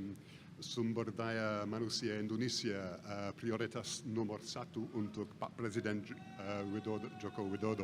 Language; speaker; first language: Indonesian; non-native, fluent; English